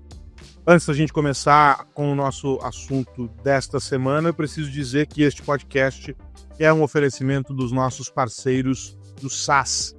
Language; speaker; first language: Portuguese; native; Portuguese